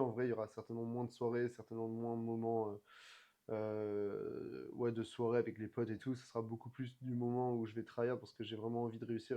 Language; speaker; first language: French; native; French